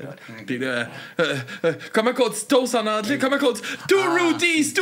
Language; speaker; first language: French; native; French